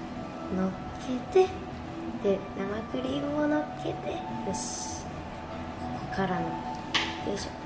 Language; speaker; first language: Japanese; native; Japanese